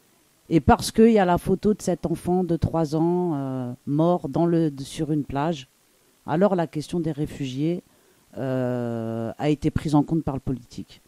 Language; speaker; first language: French; native; French